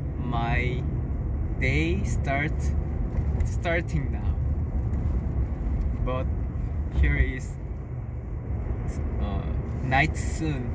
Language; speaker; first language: English; non-native, learner; Korean